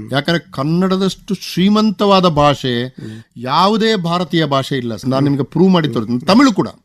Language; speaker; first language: Kannada; non-native, local second language; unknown